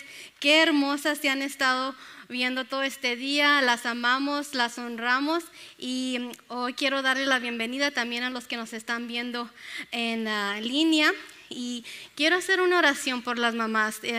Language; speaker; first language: Spanish; early bilingual, other home language; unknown